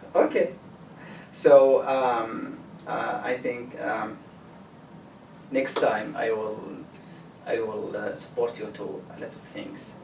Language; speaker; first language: English; non-native, learner; Arabic